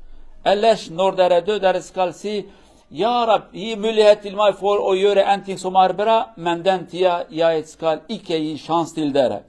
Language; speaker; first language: Swedish; non-native, learner; Kurdish